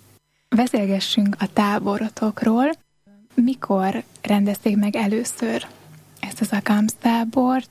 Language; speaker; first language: Hungarian; native; Hungarian